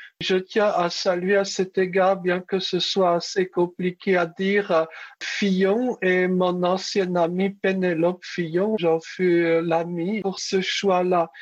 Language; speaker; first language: French; early bilingual, other home language; Czech